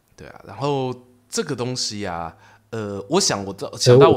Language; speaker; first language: Chinese; native; Chinese